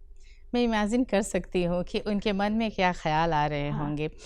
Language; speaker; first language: Hindi; native; Hindi